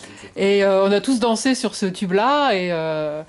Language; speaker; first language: French; native; French